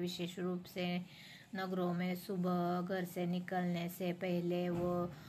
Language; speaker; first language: Hindi; non-native, local second language; Marathi